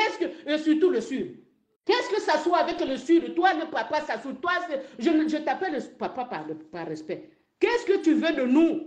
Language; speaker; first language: French; non-native, local second language; Lingala